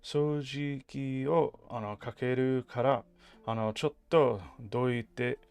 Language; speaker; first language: Japanese; non-native, learner; English